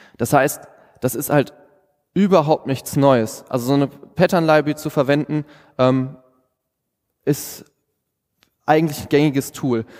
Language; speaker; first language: German; native; German